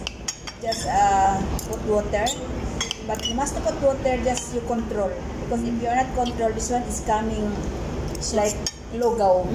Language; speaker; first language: English; non-native, local second language; Filipino